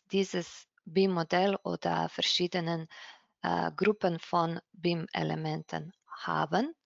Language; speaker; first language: German; non-native, fluent; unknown